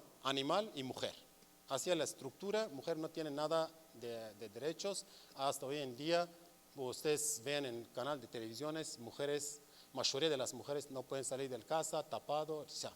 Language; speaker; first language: Spanish; non-native, learner; Kurdish